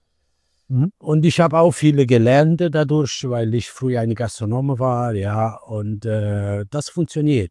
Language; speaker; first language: German; non-native, fluent; Italian